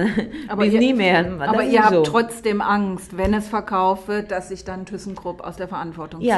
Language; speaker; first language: German; native; German